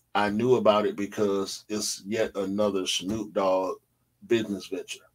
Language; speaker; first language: English; native; English